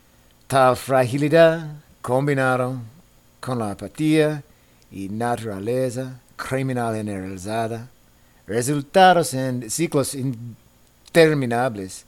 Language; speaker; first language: Spanish; non-native, learner; English